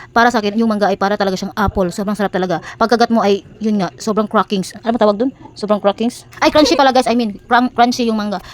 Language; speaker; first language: Filipino; non-native, local second language; Cebuano